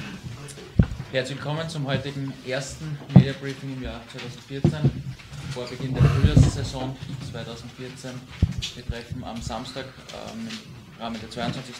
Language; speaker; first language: German; native; German